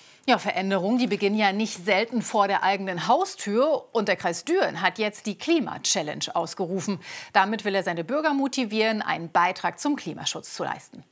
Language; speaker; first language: German; native; German